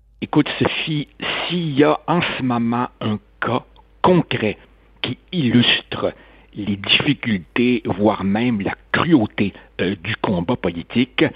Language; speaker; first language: French; native; French